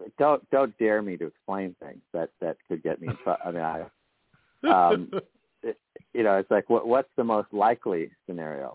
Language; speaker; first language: English; native; English